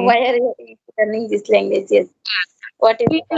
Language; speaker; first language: English; non-native, learner; Hindi